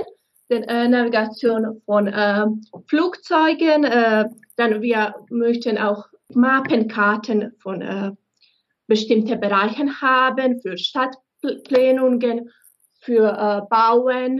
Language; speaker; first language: German; non-native, fluent; Bosnian